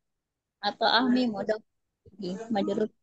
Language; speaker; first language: Indonesian; native; Indonesian